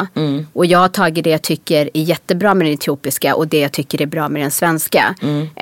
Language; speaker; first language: Swedish; native; Swedish